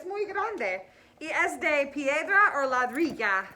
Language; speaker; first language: Spanish; non-native, fluent; English